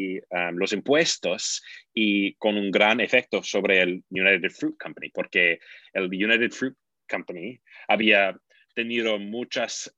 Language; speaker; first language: Spanish; non-native, fluent; English